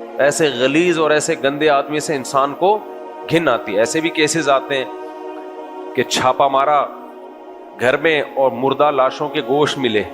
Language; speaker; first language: Urdu; native; Urdu